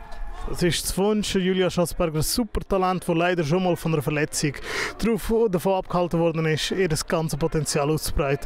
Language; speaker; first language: German; native; German